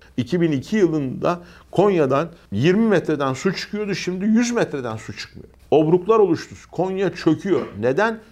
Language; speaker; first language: Turkish; native; Turkish